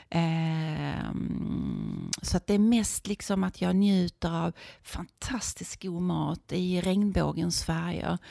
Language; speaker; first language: Swedish; native; Swedish